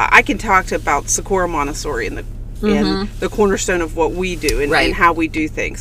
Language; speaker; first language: English; native; English